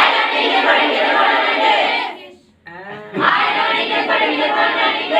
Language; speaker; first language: English; non-native, learner; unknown